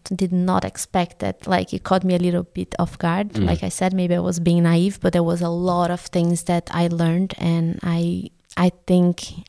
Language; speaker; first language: English; non-native, fluent; Portuguese